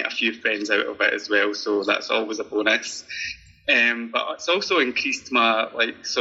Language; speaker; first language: English; native; English